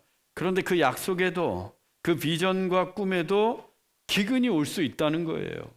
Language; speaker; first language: Korean; native; Korean